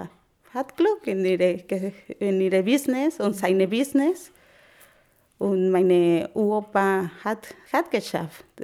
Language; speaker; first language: German; non-native, learner; Spanish